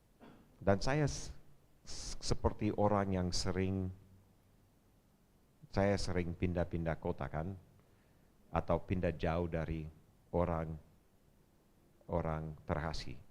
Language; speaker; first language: Indonesian; non-native, fluent; English